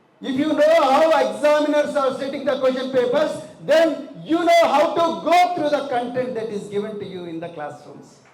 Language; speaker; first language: English; non-native, local second language; Telugu